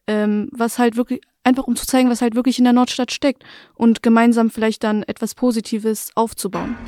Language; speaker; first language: German; native; German